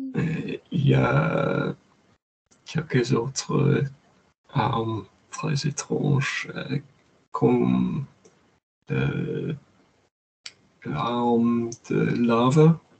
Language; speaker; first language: French; non-native, learner; English